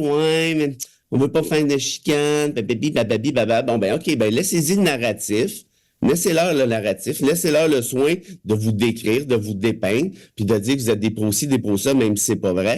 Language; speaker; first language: French; native; French